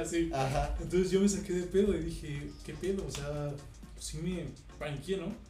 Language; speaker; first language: Spanish; native; Spanish